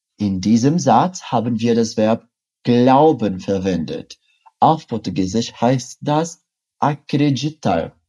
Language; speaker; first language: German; non-native, fluent; Portuguese